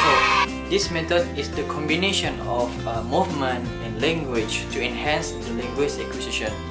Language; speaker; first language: English; non-native, learner; Indonesian